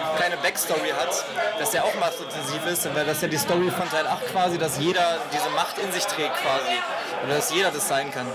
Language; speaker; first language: German; native; German